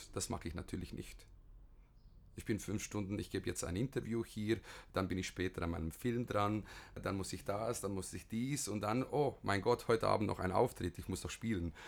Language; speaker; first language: German; early bilingual, other home language; Bosnian